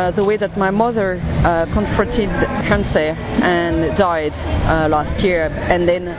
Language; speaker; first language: English; non-native, fluent; French